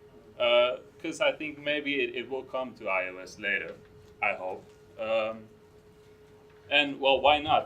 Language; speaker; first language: English; non-native, fluent; Dutch